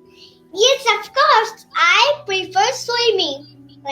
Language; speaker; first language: English; non-native, learner; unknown